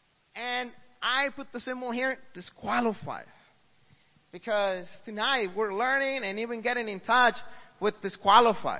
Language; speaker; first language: English; early bilingual, other home language; Spanish